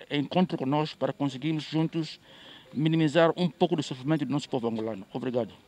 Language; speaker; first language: Portuguese; native; Portuguese